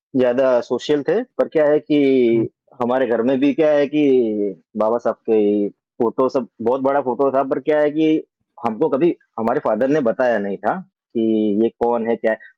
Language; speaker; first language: Hindi; non-native, local second language; Gujarati